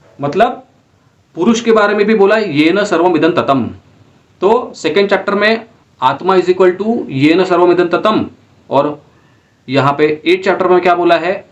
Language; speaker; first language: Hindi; non-native, local second language; Marathi